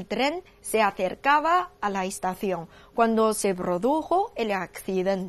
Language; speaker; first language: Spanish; non-native, learner; Chinese